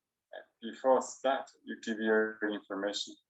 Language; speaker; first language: English; non-native, learner; Chinese